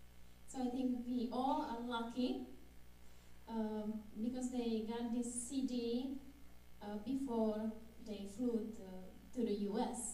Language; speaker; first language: English; non-native, fluent; Czech